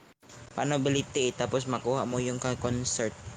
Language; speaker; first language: Filipino; native; Filipino